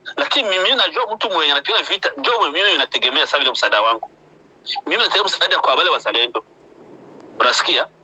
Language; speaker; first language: Swahili; non-native, local second language; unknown